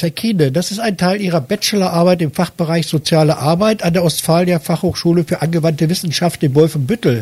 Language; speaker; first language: German; native; German